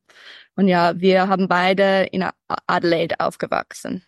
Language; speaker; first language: German; early bilingual, heritage; English